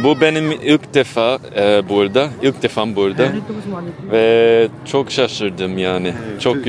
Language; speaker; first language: Turkish; non-native, learner; English